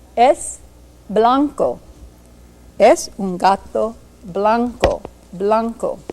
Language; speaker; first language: Spanish; non-native, learner; English